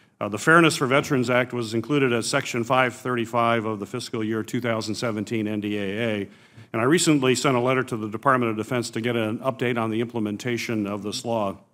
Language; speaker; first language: English; native; English